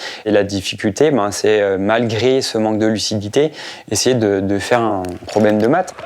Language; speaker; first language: French; native; French